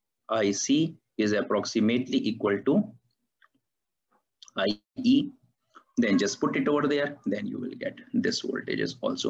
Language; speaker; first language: English; non-native, fluent; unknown